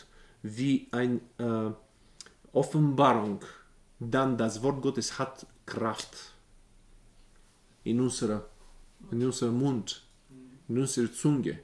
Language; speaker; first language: German; non-native, learner; Bulgarian